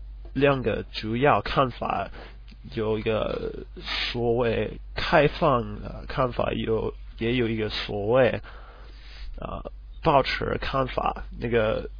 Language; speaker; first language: Chinese; non-native, learner; English